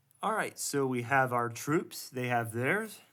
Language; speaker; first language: English; native; English